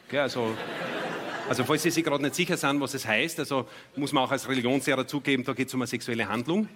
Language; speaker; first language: German; native; German